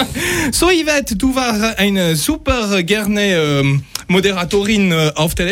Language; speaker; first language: German; non-native, learner; French